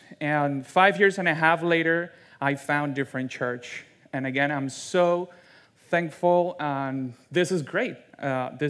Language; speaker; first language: English; non-native, fluent; Spanish